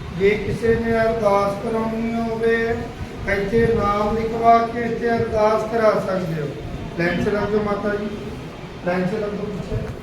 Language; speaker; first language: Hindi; non-native, local second language; Punjabi